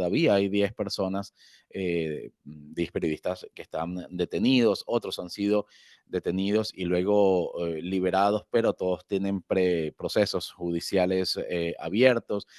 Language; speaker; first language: Spanish; native; Spanish